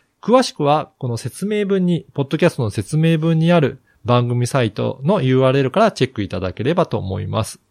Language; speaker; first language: Japanese; native; Japanese